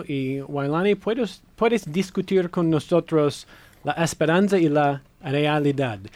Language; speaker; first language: Spanish; non-native, learner; English